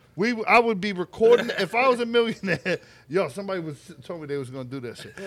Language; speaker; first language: English; native; English